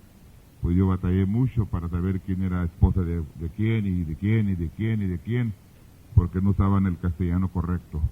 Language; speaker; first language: Spanish; early bilingual, heritage; Spanish